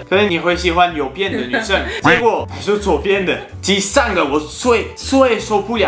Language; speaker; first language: Chinese; non-native, fluent; French